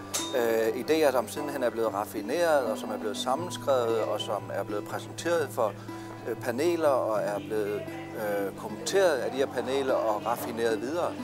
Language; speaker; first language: Danish; native; Danish